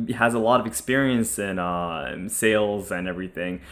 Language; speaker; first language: English; non-native, fluent; Japanese